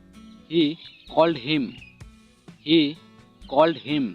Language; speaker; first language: English; non-native, local second language; Odia